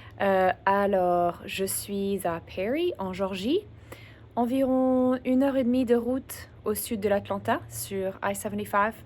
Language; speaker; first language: French; early bilingual, other home language; English